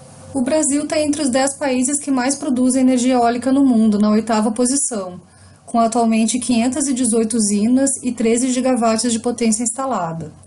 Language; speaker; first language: Portuguese; native; Portuguese